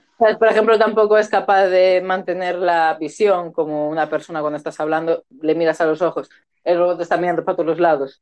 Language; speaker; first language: Spanish; native; Spanish